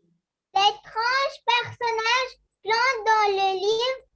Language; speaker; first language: French; non-native, learner; Arabic